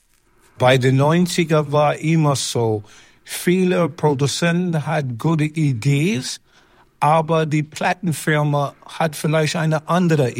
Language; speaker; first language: German; non-native, learner; English